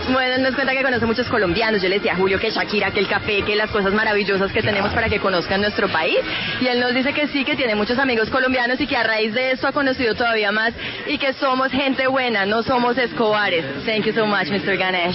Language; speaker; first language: Spanish; native; Spanish